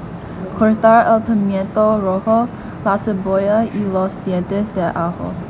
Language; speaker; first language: Spanish; non-native, learner; English